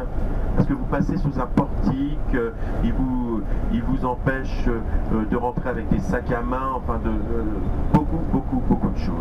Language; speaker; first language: French; native; French